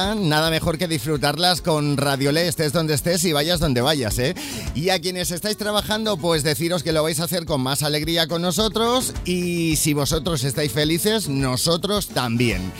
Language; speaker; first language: Spanish; native; Spanish